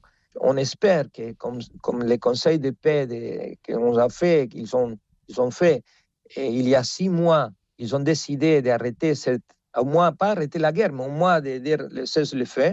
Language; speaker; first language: French; non-native, fluent; Spanish